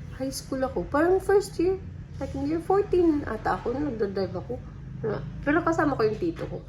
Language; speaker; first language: Filipino; non-native, local second language; Waray